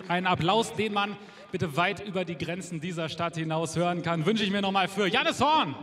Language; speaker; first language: German; native; German